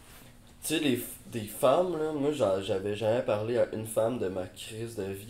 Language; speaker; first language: French; native; French